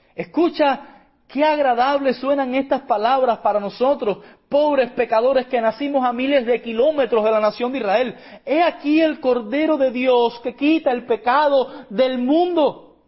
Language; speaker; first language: Spanish; native; Spanish